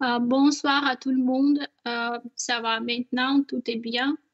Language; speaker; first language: French; non-native, fluent; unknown